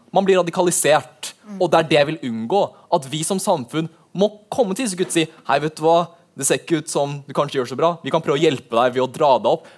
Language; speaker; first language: Norwegian; native; Norwegian